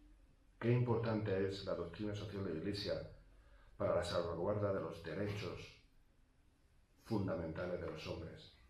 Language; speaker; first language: Spanish; native; Spanish